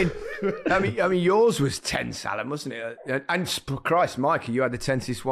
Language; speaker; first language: English; native; English